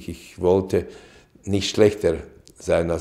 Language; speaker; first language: German; non-native, fluent; Latvian